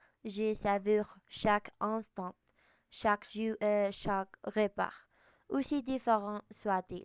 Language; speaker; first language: French; non-native, learner; Spanish